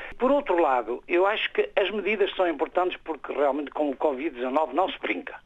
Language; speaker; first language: Portuguese; native; Portuguese